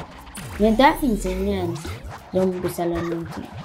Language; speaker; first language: Swedish; early bilingual, other home language; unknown